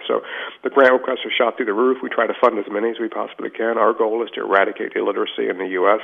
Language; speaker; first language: English; native; English